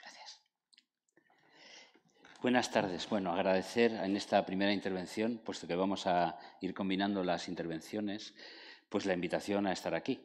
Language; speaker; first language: Spanish; native; Spanish